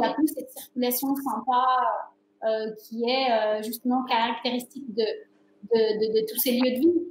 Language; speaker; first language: French; non-native, fluent; Portuguese